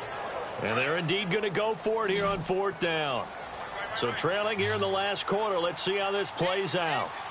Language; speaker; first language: English; native; English